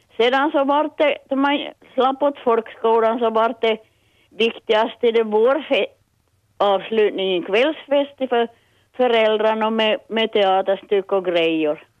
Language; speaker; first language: Swedish; native; Swedish